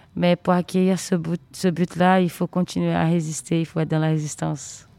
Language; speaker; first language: French; non-native, fluent; Portuguese